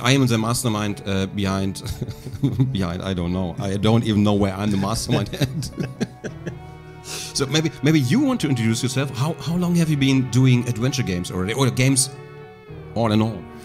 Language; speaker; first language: English; non-native, fluent; German